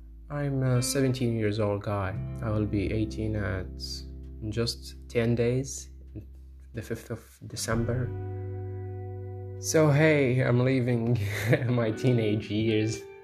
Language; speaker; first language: English; non-native, fluent; Arabic